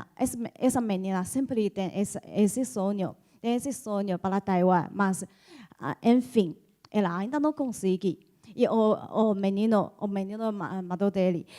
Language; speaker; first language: Portuguese; non-native, learner; Chinese